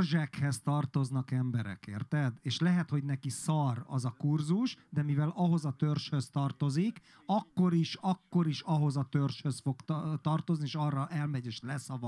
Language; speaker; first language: Hungarian; native; Hungarian